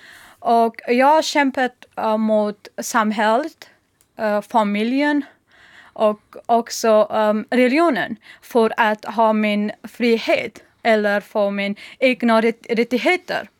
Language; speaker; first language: Swedish; non-native, learner; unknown